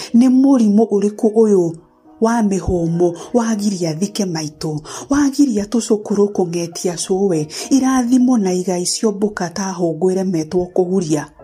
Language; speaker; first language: English; non-native, local second language; Kikuyu